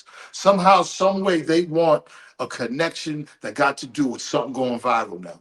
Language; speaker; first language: English; native; English